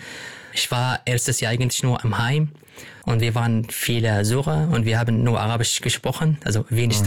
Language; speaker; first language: German; non-native, learner; Arabic